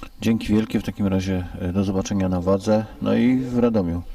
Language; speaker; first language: Polish; native; Polish